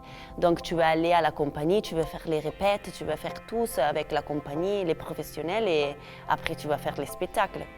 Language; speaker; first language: French; non-native, fluent; Italian